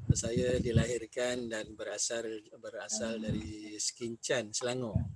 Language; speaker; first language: Malay; native; Malay